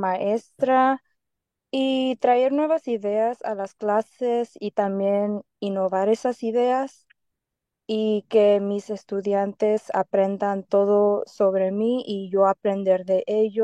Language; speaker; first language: Spanish; early bilingual, heritage; Spanish